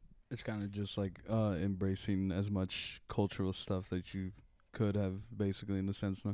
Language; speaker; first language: English; early bilingual, other home language; Spanish